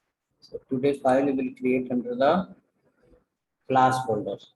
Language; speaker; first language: English; non-native, local second language; Telugu